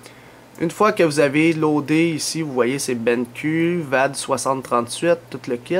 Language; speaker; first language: French; native; French